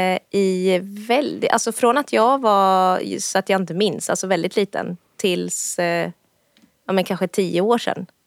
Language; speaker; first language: Swedish; native; Swedish